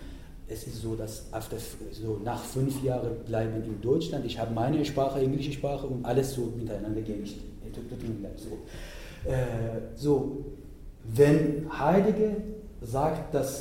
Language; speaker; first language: German; non-native, learner; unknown